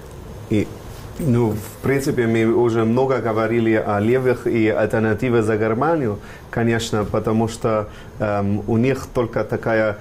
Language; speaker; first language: Russian; non-native, fluent; German